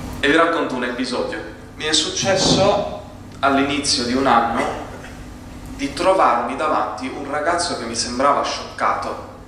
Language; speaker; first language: Italian; non-native, fluent; Arabic